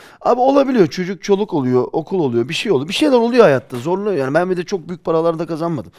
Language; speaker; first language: Turkish; early bilingual, heritage; Turkish